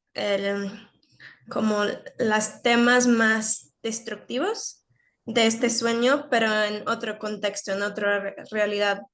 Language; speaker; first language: Spanish; early bilingual, heritage; Spanish